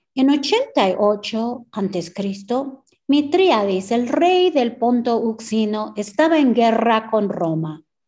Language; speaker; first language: Spanish; early bilingual, other home language; English